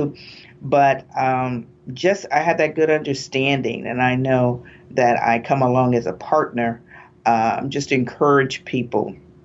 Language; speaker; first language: English; native; English